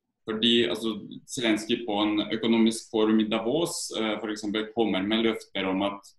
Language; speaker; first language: Norwegian; non-native, fluent; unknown